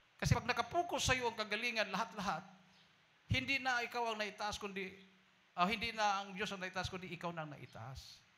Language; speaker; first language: Filipino; non-native, local second language; Cebuano